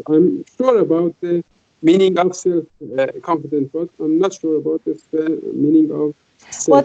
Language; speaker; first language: English; non-native, fluent; Persian